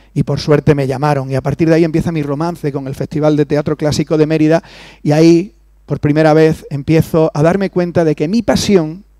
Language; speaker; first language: Spanish; native; Spanish